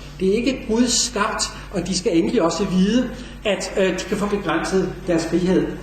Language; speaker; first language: Danish; native; Danish